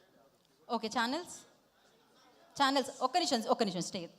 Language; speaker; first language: Telugu; native; Telugu